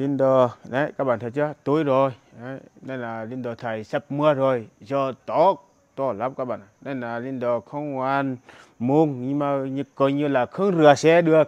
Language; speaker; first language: Vietnamese; non-native, learner; Portuguese